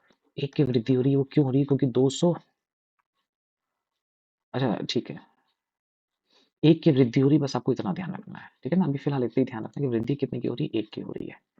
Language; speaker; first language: Hindi; native; Hindi